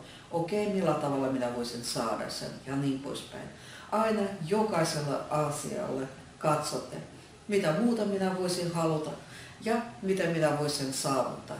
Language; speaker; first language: Finnish; non-native, fluent; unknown